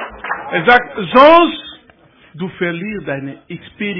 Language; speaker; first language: German; non-native, learner; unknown